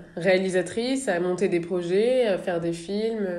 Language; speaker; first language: French; native; French